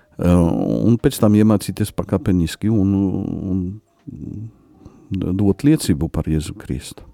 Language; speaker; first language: Latvian; non-native, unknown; Polish